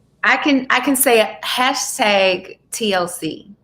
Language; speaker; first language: English; native; English